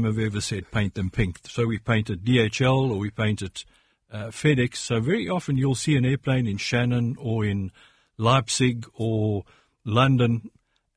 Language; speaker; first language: English; native; English